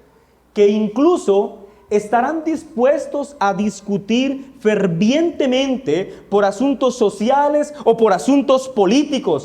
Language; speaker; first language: Spanish; native; Spanish